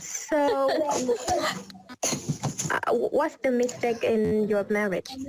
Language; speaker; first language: English; non-native, learner; Vietnamese